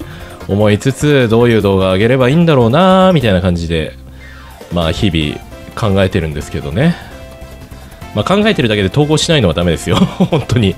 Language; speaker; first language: Japanese; native; Japanese